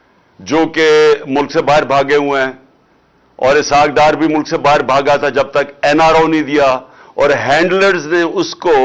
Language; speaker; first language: Urdu; native; Urdu